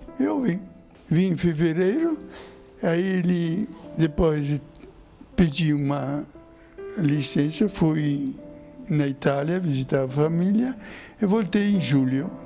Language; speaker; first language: Portuguese; non-native, fluent; Italian